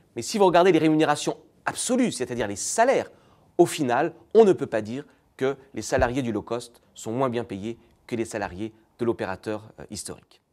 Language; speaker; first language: French; native; French